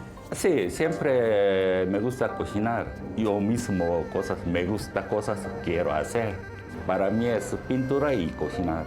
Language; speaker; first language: Spanish; non-native, learner; Korean